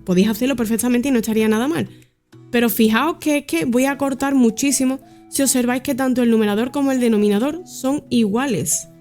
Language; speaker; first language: Spanish; native; Spanish